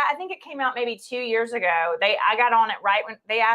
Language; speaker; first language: English; native; English